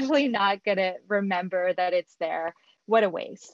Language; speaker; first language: English; non-native, fluent; French